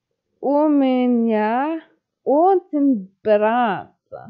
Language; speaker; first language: Russian; non-native, learner; French